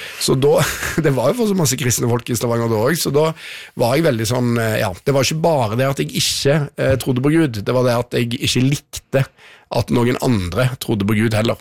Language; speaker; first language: Norwegian; native; Norwegian